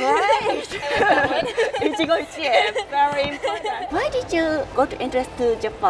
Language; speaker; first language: English; non-native, learner; Japanese